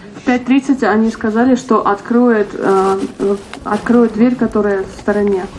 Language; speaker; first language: Russian; native; Russian